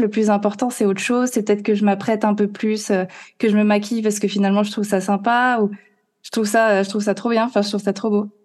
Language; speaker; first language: French; native; French